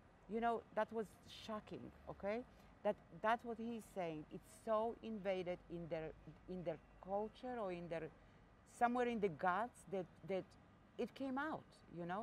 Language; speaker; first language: English; non-native, fluent; Polish